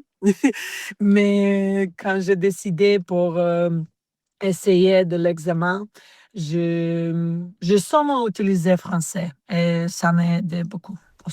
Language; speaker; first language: French; non-native, learner; Serbian